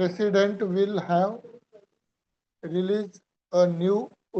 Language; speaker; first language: English; non-native, learner; Hindi